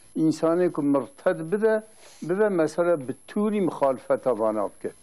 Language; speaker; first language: Kurdish; native; Kurdish